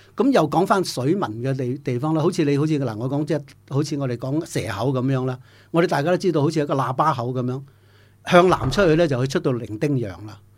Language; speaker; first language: Cantonese; native; Cantonese